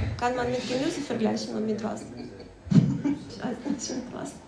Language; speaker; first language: German; non-native, fluent; Russian